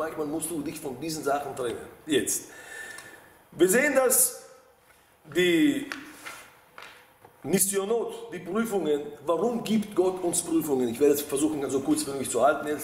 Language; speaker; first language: German; non-native, fluent; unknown